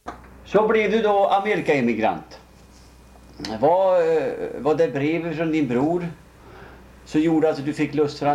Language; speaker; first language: Swedish; native; Swedish